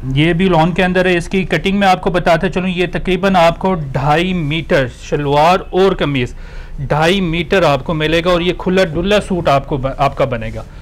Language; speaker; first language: Urdu; native; Urdu